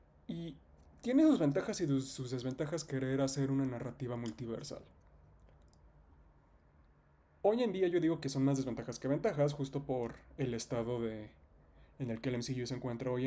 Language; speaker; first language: Spanish; native; Spanish